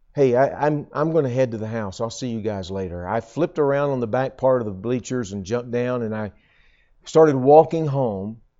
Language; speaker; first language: English; native; English